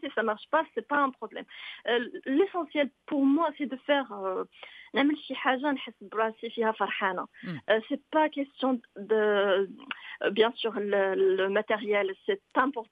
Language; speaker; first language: French; non-native, local second language; Arabic